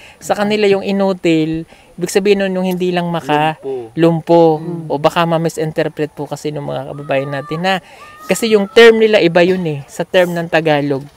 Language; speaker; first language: Filipino; native; Filipino